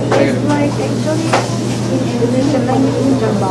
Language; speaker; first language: English; non-native, learner; Indonesian